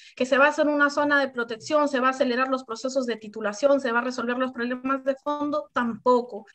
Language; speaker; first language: Spanish; native; Spanish